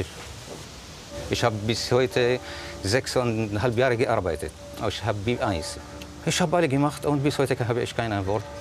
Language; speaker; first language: German; non-native, learner; Arabic